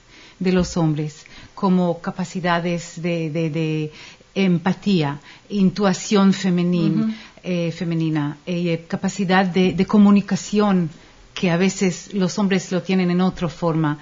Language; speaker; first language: Spanish; non-native, fluent; Hebrew